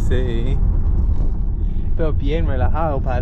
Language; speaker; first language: Spanish; non-native, learner; English